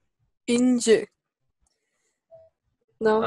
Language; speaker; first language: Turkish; non-native, learner; Arabic